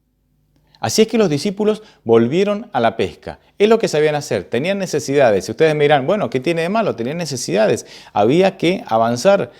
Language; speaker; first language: Spanish; native; Spanish